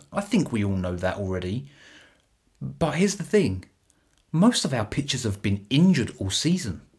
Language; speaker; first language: English; native; English